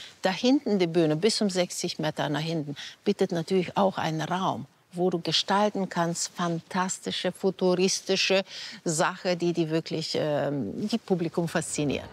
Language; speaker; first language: German; non-native, fluent; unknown